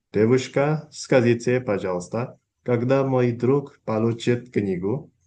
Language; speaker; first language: Russian; non-native, learner; Indonesian